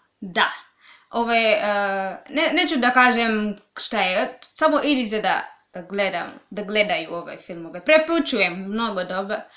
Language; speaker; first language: Serbian; non-native, learner; Swahili